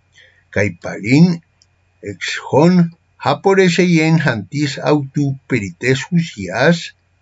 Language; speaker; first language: Greek; non-native, fluent; Spanish